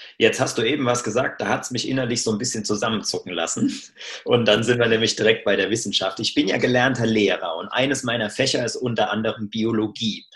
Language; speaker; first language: German; native; German